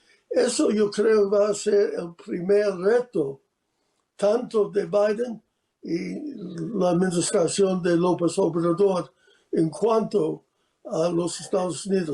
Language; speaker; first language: Spanish; non-native, fluent; English